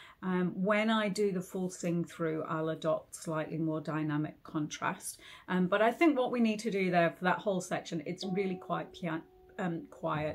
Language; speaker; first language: English; native; English